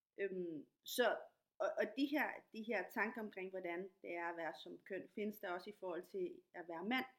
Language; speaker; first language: Danish; non-native, fluent; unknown